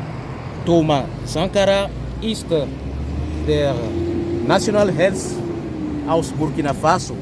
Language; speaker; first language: German; non-native, fluent; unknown